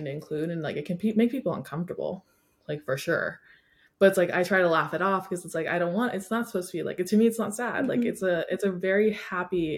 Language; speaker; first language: English; native; English